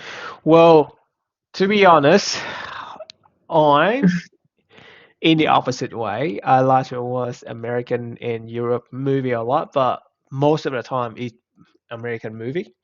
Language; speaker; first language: English; non-native, fluent; Vietnamese